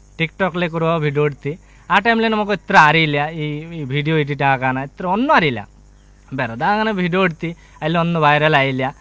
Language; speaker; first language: Malayalam; non-native, local second language; Bangla